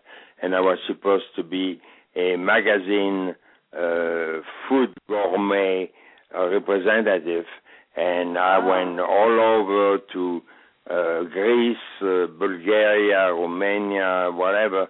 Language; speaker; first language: English; non-native, fluent; French